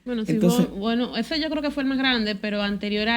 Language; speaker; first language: Spanish; native; Spanish